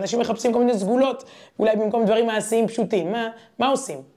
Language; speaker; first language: Hebrew; native; Hebrew